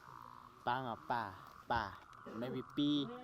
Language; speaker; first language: English; non-native, learner; Hmong